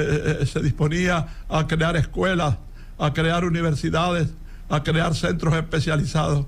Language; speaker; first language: Spanish; native; Spanish